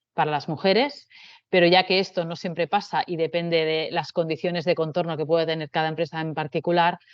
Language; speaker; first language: Spanish; non-native, local second language; Catalan